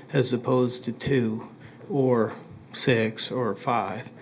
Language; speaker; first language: English; native; English